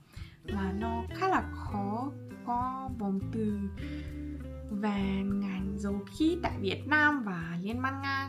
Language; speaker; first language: Vietnamese; non-native, fluent; Russian